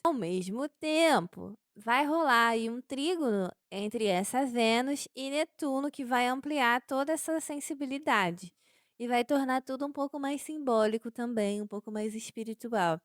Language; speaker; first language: Portuguese; native; Portuguese